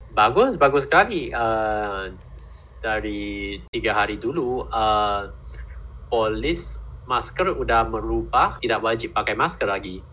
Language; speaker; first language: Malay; non-native, fluent; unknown